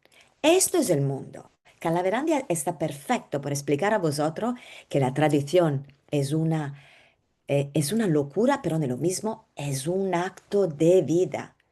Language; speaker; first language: Spanish; non-native, learner; Italian